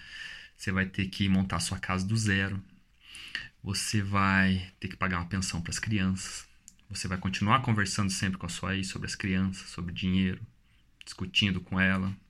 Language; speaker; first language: Portuguese; native; Portuguese